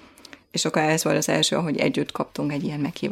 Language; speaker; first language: Hungarian; non-native, fluent; German